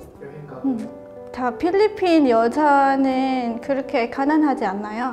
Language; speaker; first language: Korean; non-native, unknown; Filipino